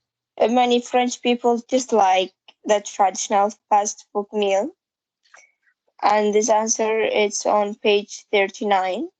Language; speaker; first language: English; non-native, learner; Central Kurdish